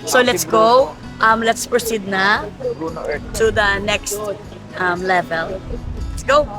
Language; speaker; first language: English; non-native, local second language; Filipino